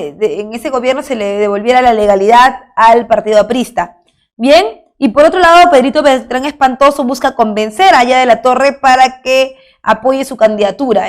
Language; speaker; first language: Spanish; native; Spanish